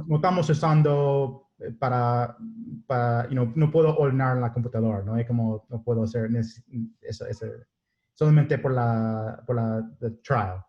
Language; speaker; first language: Spanish; non-native, learner; English